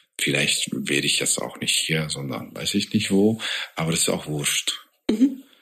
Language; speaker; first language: German; non-native, fluent; Hungarian